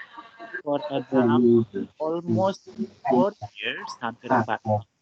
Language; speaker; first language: English; non-native, fluent; Indonesian